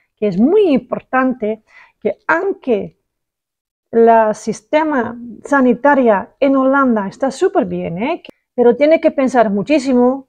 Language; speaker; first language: Spanish; non-native, learner; Dutch